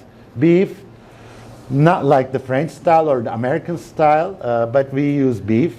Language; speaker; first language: English; non-native, fluent; Turkish